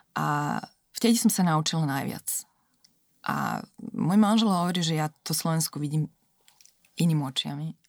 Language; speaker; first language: Slovak; non-native, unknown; Serbian